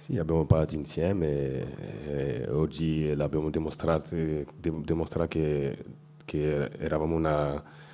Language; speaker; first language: Italian; non-native, fluent; French